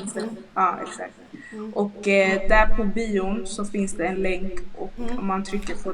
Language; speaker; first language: Swedish; early bilingual, other home language; Lingala